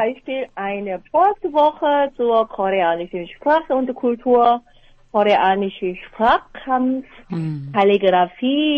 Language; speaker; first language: German; non-native, fluent; Korean